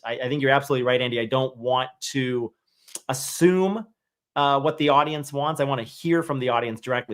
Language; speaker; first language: English; native; English